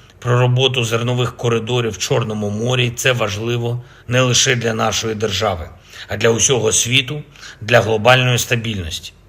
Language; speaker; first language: Ukrainian; non-native, local second language; Russian